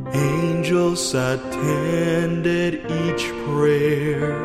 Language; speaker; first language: German; non-native, learner; Spanish